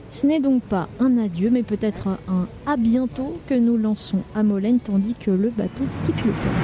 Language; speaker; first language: French; native; French